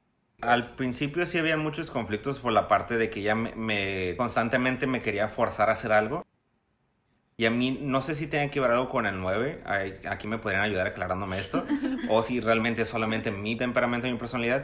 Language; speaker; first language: Spanish; native; Spanish